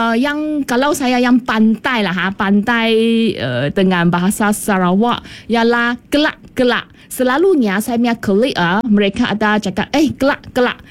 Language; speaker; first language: Malay; non-native, local second language; Chinese